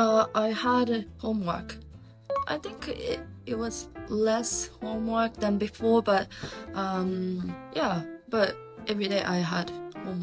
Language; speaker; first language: English; non-native, learner; Japanese